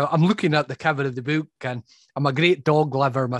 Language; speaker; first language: English; native; English